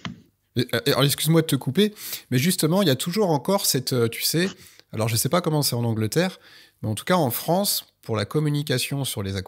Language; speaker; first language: French; native; French